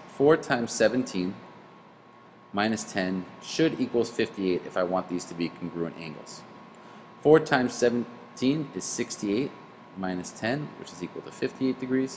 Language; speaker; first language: English; native; English